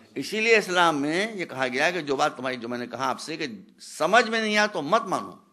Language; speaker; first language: Hindi; native; Hindi